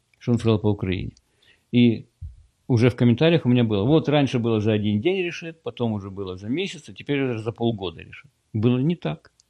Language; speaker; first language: Russian; native; Russian